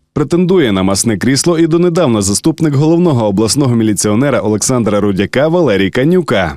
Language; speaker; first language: Ukrainian; native; Ukrainian